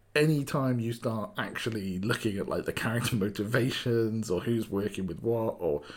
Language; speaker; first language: English; native; English